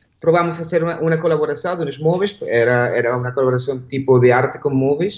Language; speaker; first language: Portuguese; non-native, learner; Spanish